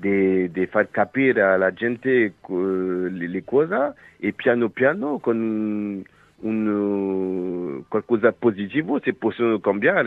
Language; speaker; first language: Italian; non-native, fluent; French